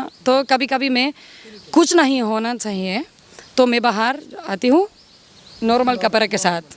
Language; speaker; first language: Hindi; non-native, learner; Spanish